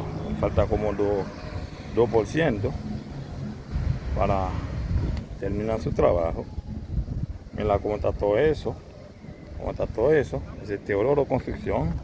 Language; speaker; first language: Spanish; non-native, learner; Haitian Creole